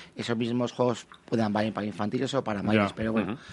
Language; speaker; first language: Spanish; native; Spanish